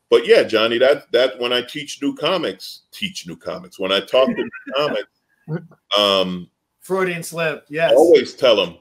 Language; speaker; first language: English; native; English